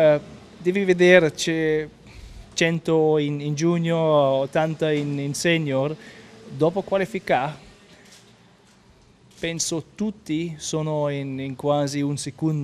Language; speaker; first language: Italian; non-native, learner; German